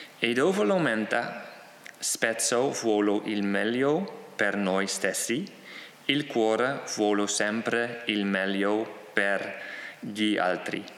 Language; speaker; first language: Italian; non-native, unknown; Dutch